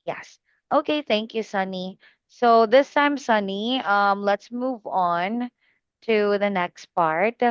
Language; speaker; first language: English; non-native, fluent; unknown